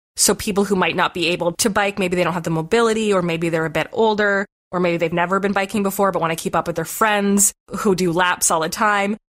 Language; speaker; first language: English; native; English